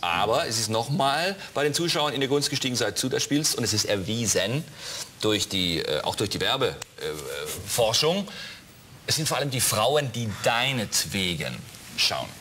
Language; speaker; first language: German; native; German